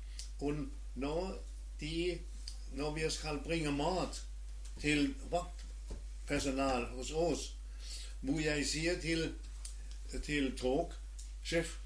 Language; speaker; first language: Norwegian; non-native, learner; German